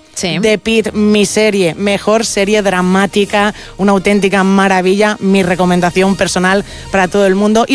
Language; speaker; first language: Spanish; native; Spanish